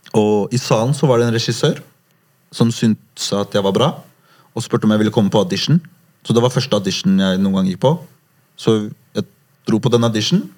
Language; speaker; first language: Norwegian; early bilingual, other home language; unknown